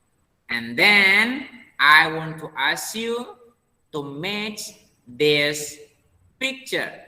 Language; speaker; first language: English; non-native, learner; Indonesian